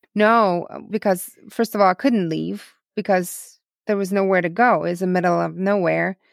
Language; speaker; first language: English; non-native, fluent; Russian